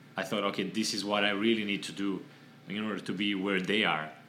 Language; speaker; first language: English; non-native, fluent; Serbian